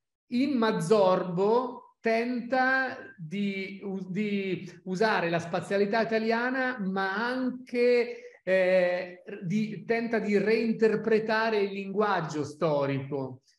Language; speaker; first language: Italian; native; Italian